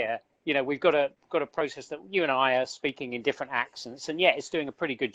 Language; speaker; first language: English; native; English